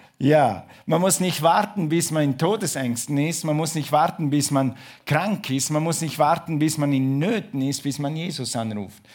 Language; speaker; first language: German; non-native, fluent; English